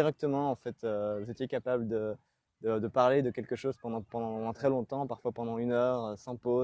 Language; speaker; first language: French; native; French